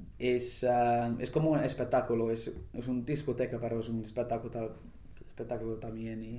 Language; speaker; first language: Spanish; non-native, fluent; English